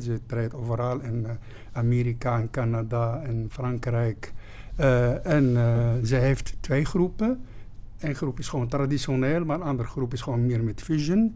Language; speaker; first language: Dutch; non-native, fluent; Arabic